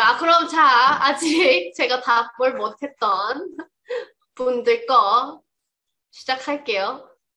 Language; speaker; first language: Korean; non-native, fluent; Thai